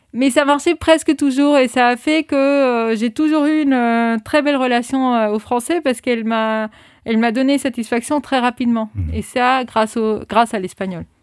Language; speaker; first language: French; non-native, fluent; Spanish